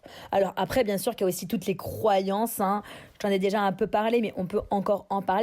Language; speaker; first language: French; native; French